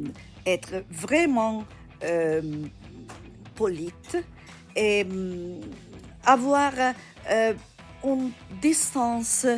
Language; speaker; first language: French; non-native, learner; Italian